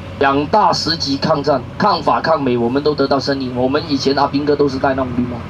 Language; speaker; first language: Chinese; non-native, fluent; Vietnamese